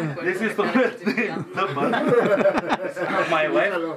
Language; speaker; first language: English; non-native, learner; Bulgarian